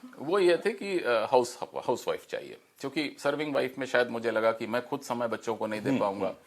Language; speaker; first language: Hindi; native; Hindi